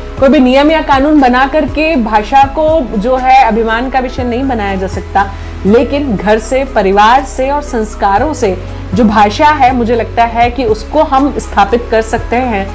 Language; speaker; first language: Hindi; native; Hindi